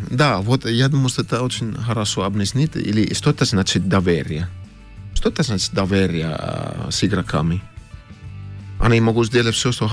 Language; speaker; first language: Russian; non-native, fluent; Finnish